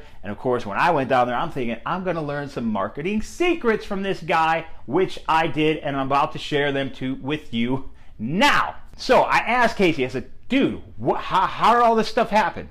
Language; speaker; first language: English; native; English